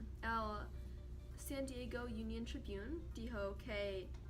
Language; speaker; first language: Spanish; non-native, learner; English